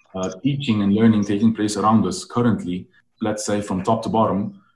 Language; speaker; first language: English; non-native, fluent; Arabic